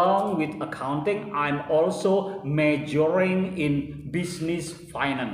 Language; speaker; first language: English; non-native, fluent; Indonesian